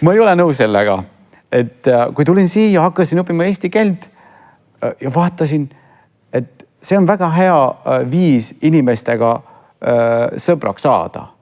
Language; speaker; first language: Estonian; non-native, fluent; Kurdish